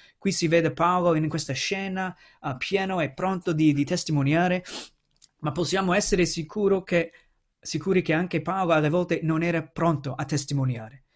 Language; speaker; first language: Italian; non-native, fluent; English